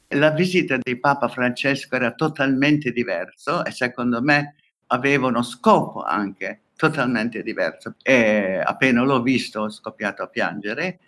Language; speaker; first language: Italian; non-native, fluent; Hungarian